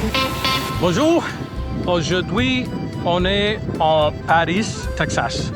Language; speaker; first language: French; non-native, local second language; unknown